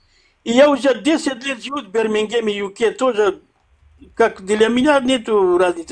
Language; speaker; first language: Russian; non-native, fluent; Persian